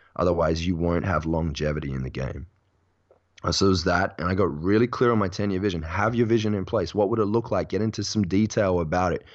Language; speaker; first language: English; native; English